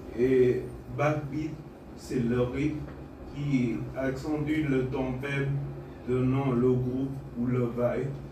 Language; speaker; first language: French; non-native, fluent; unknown